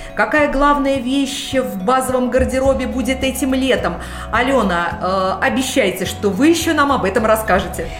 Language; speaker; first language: Russian; native; Russian